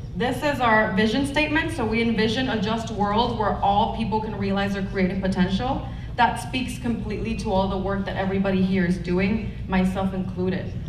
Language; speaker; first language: English; non-native, fluent; Spanish